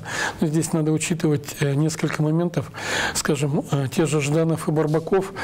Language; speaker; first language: Russian; native; Russian